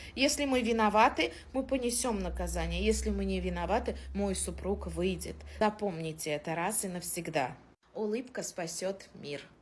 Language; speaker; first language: Russian; native; Russian